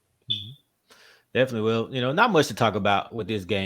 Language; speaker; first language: English; native; English